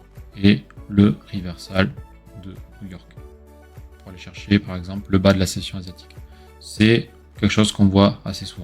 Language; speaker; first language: French; native; French